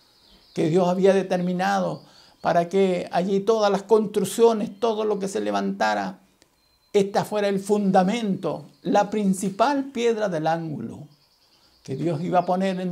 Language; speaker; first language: Spanish; native; Spanish